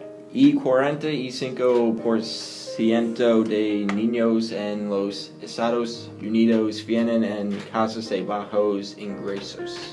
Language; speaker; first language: Spanish; non-native, learner; English